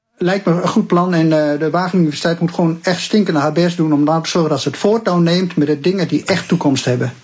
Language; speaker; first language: Dutch; native; Dutch